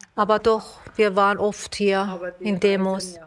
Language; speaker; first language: German; non-native, fluent; Persian